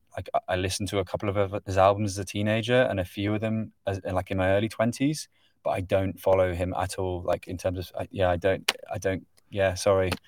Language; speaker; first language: English; native; English